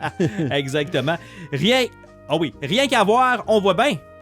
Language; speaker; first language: French; native; French